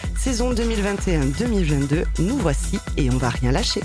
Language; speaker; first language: French; native; French